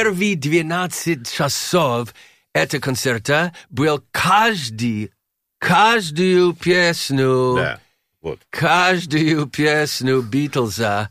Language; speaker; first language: Russian; non-native, learner; English